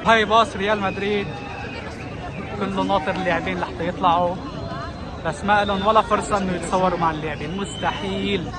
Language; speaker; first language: Arabic; native; Arabic